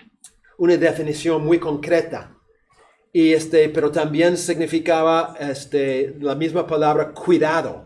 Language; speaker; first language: Spanish; non-native, fluent; English